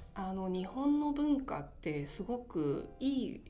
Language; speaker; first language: Japanese; non-native, fluent; Chinese